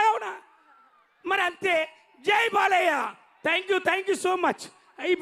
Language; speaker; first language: Telugu; native; Telugu